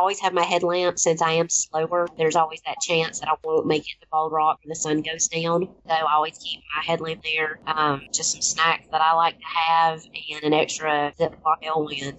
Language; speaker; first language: English; native; English